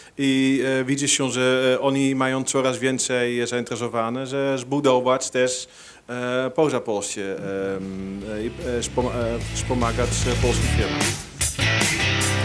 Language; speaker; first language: Polish; non-native, learner; Dutch